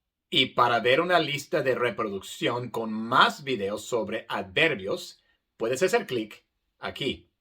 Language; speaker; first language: Spanish; non-native, fluent; English